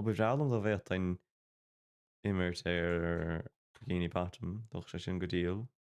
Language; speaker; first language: Irish; non-native, local second language; English